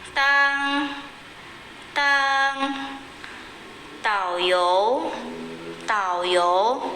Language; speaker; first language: Chinese; non-native, fluent; Indonesian